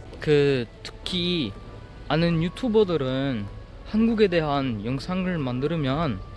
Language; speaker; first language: Korean; non-native, learner; French